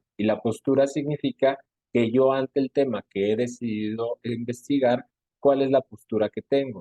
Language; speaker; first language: Spanish; native; Spanish